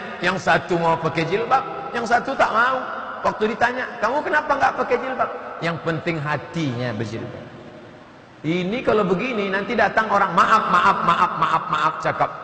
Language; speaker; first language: Indonesian; native; Indonesian